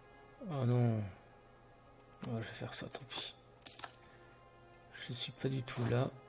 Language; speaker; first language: French; native; French